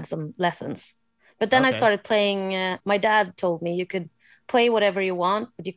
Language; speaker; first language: English; non-native, fluent; Swedish